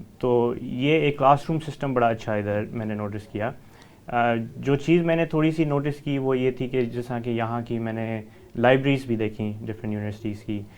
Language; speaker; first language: Urdu; early bilingual, heritage; Urdu